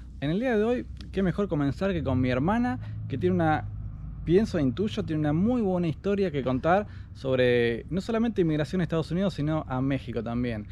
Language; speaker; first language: Spanish; native; Spanish